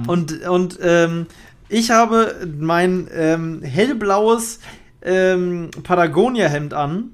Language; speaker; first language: German; native; German